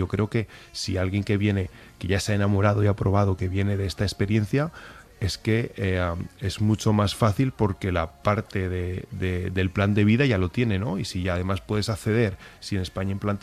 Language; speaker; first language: Spanish; native; Spanish